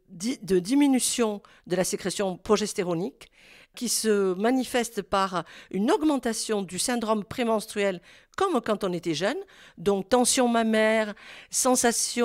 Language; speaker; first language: French; native; French